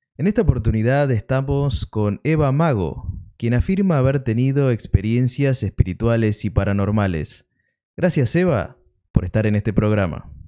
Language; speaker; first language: Spanish; native; Spanish